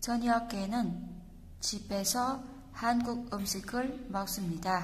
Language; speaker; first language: Korean; non-native, fluent; Vietnamese